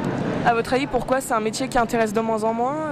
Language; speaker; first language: French; native; French